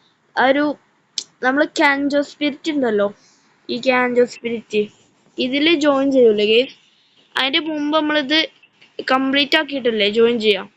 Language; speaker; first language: Malayalam; native; Malayalam